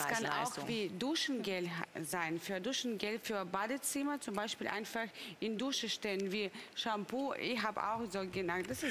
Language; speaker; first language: German; non-native, learner; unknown